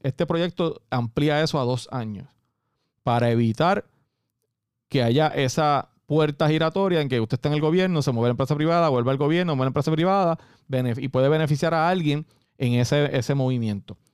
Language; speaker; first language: Spanish; native; Spanish